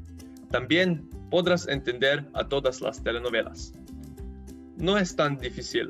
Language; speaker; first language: Spanish; non-native, learner; Slovenian